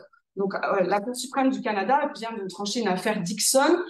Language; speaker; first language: French; native; French